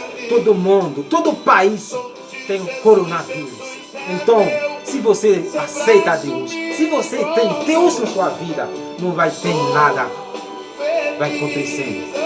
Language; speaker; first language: Portuguese; non-native, learner; Haitian Creole